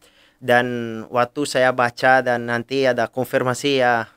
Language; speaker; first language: Indonesian; non-native, fluent; Italian